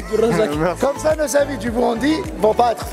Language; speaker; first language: French; non-native, local second language; Arabic